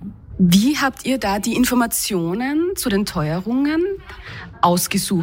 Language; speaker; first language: German; native; German